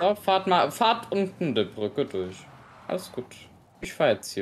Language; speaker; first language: German; native; German